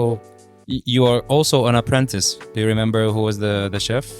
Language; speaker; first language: English; non-native, fluent; Romanian